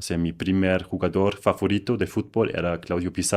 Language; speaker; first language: Spanish; non-native, fluent; German